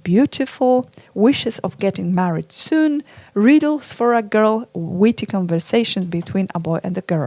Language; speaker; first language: English; non-native, fluent; Polish